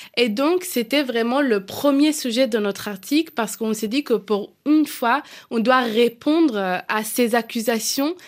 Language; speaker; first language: French; non-native, fluent; Hebrew